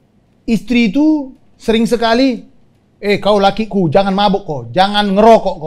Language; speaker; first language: Indonesian; native; Indonesian